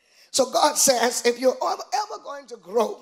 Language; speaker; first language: English; native; English